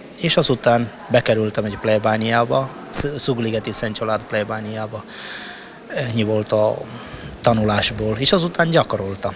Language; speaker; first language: Hungarian; non-native, fluent; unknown